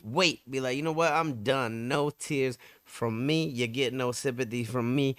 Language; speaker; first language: English; native; English